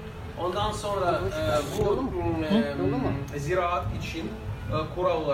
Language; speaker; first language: Turkish; non-native, fluent; Russian